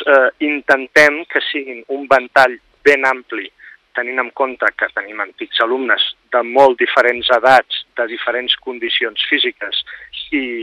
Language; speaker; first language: Catalan; native; Catalan